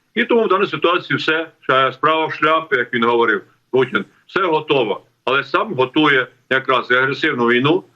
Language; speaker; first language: Ukrainian; native; Ukrainian